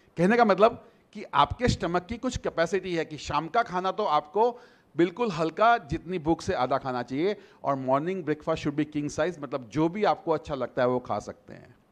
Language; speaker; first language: Hindi; non-native, local second language; Gujarati